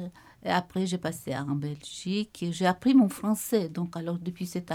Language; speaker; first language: French; non-native, fluent; Turkish